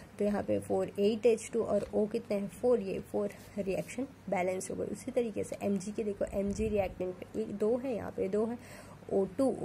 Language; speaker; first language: Hindi; non-native, local second language; Gujarati